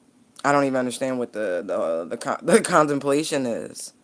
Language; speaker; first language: English; native; English